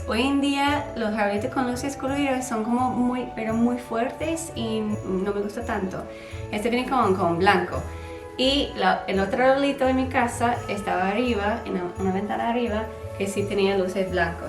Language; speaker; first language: Spanish; non-native, learner; English